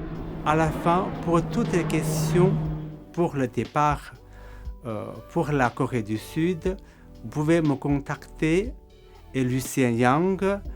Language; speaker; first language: French; non-native, fluent; Korean